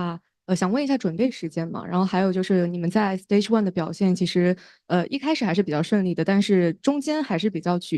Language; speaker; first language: Chinese; native; Chinese